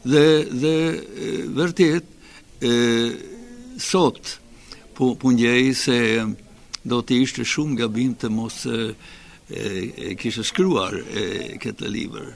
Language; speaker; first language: Albanian; non-native, fluent; Swedish